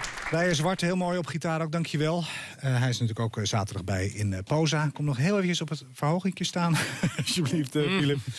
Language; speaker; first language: Dutch; native; Dutch